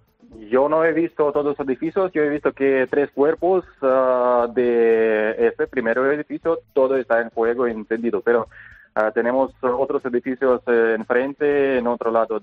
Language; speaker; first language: Spanish; non-native, learner; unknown